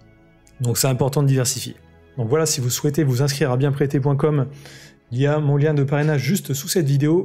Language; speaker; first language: French; native; French